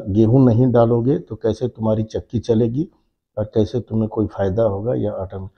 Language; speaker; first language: Hindi; non-native, local second language; Bangla